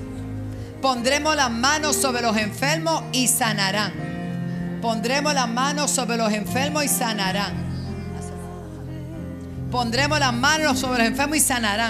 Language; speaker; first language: Spanish; native; Spanish